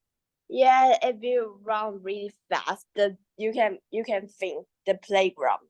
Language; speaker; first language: English; non-native, learner; Chinese